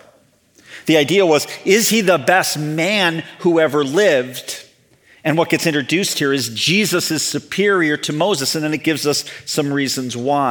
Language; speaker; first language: English; native; English